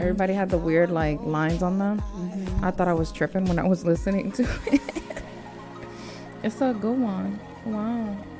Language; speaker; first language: English; early bilingual, other home language; Spanish